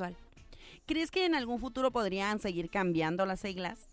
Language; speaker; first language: Spanish; native; Spanish